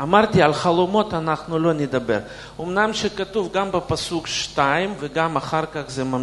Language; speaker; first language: Hebrew; non-native, fluent; Russian